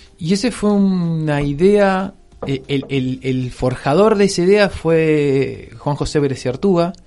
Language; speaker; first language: Spanish; native; Spanish